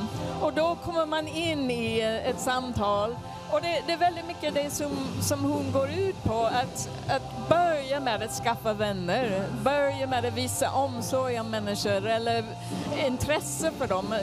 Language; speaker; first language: Swedish; non-native, fluent; English